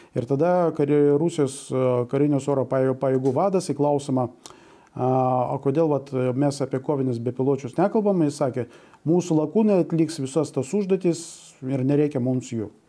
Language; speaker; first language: Lithuanian; non-native, local second language; Russian